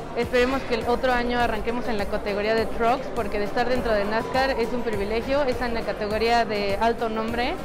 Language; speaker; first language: Spanish; native; Spanish